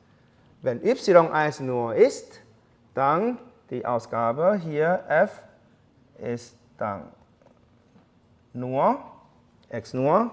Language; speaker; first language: German; non-native, fluent; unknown